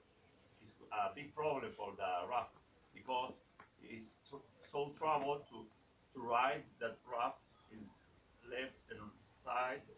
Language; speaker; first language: English; non-native, learner; Spanish